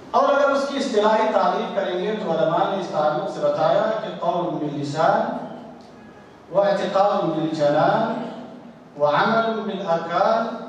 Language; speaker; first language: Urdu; native; Urdu